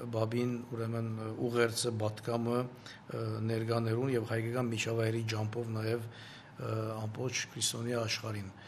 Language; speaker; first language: Armenian; native; Armenian